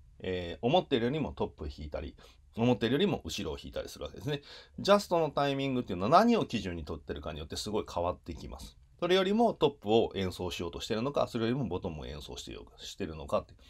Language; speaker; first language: Japanese; native; Japanese